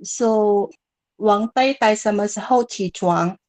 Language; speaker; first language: Chinese; non-native, learner; English